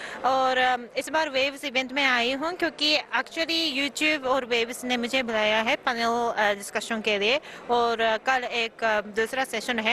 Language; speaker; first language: Hindi; non-native, fluent; Japanese